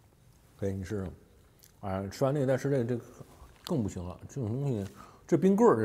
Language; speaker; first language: Chinese; native; Chinese